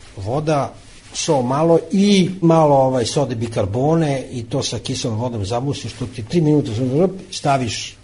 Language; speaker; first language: Serbian; native; Serbian